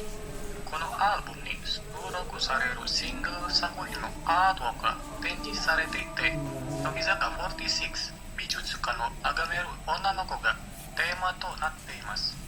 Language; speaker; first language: Japanese; non-native, learner; Indonesian